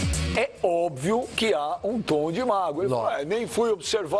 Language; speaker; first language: Portuguese; native; Portuguese